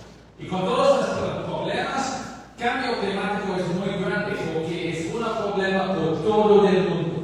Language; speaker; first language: Spanish; non-native, learner; English